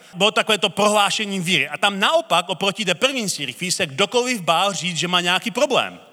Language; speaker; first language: Czech; native; Czech